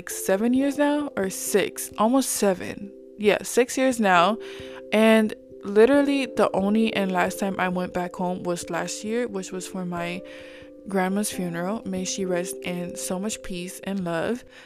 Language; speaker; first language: English; non-native, fluent; Samoan